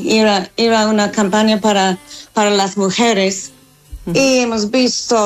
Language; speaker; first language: Spanish; non-native, fluent; English